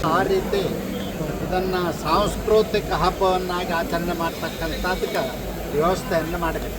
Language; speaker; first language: Kannada; native; Kannada